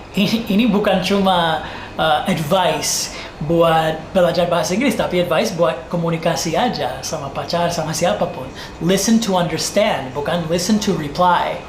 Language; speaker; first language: Indonesian; non-native, fluent; English